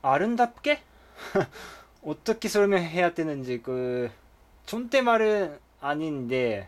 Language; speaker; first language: Korean; non-native, fluent; Japanese